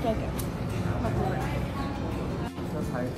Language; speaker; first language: English; non-native, learner; Thai